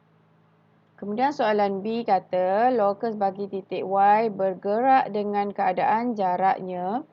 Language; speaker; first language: Malay; native; Malay